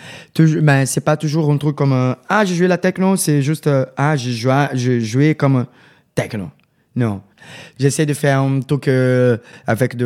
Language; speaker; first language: French; non-native, fluent; Portuguese